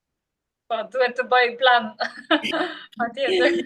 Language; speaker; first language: Albanian; non-native, learner; English